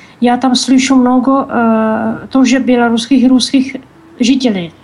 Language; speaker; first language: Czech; non-native, learner; Russian